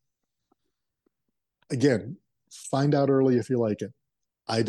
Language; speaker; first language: English; native; English